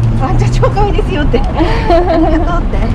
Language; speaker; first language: Japanese; native; Japanese